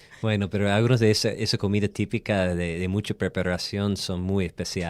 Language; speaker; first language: Spanish; non-native, fluent; English